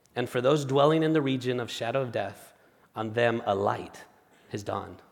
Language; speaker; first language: English; non-native, fluent; Spanish